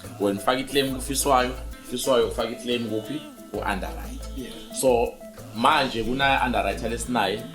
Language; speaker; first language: Zulu; non-native, local second language; Swati